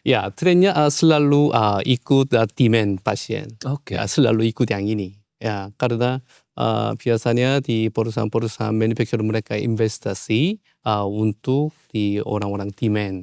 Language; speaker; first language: Indonesian; non-native, learner; Korean